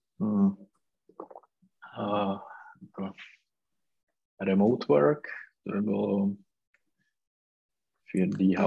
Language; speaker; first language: German; non-native, learner; Czech